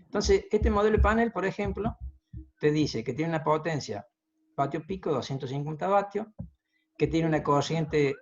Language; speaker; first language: Spanish; native; Spanish